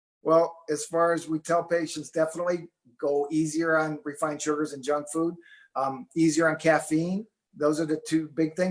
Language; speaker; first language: English; native; English